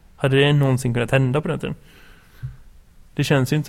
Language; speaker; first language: Swedish; native; Swedish